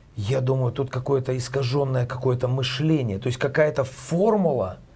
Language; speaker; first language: Russian; native; Russian